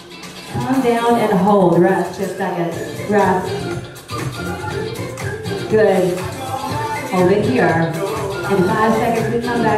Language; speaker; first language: English; native; English